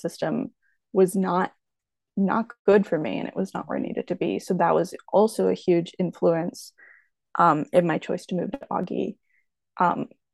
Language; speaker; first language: English; native; English